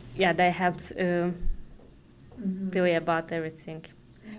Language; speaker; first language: English; non-native, fluent; Turkish